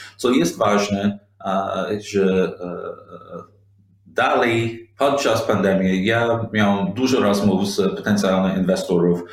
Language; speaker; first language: Polish; non-native, learner; English